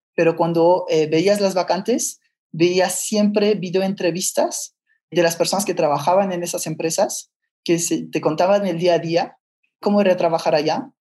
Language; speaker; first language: Spanish; non-native, fluent; French